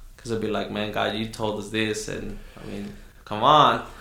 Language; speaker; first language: English; early bilingual, other home language; Spanish